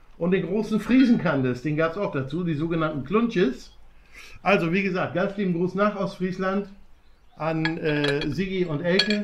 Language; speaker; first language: German; native; German